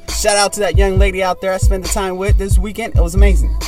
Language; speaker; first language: English; early bilingual, other home language; Spanish